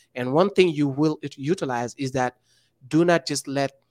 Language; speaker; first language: English; non-native, fluent; Wolof